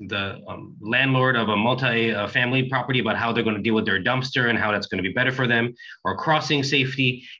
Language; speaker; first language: English; native; English